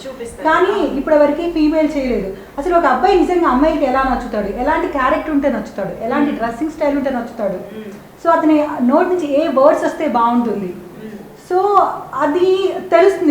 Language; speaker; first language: Telugu; native; Telugu